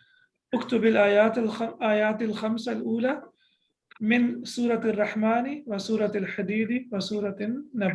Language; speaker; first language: Arabic; non-native, fluent; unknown